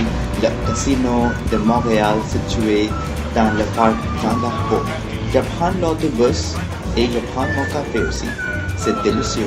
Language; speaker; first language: French; non-native, learner; English